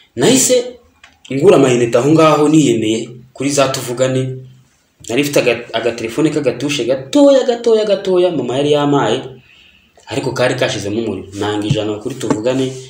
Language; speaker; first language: Kinyarwanda; early bilingual, heritage; Kinyarwanda